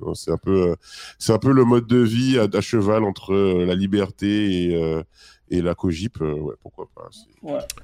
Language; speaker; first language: French; native; French